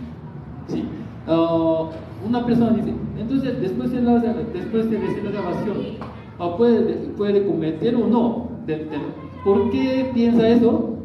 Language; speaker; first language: Spanish; non-native, learner; Korean